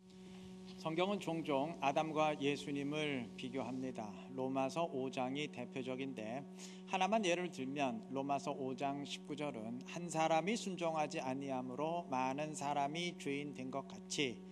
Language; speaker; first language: Korean; native; Korean